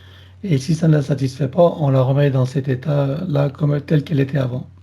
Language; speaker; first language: French; native; French